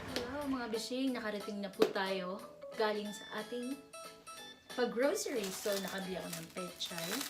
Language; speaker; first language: Filipino; non-native, local second language; Cebuano